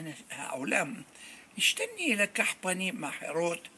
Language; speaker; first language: Hebrew; non-native, fluent; Arabic